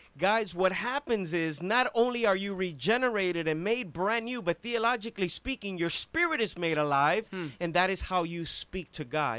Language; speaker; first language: English; early bilingual, other home language; Spanish